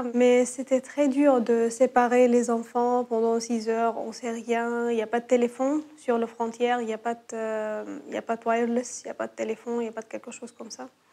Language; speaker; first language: French; non-native, learner; Arabic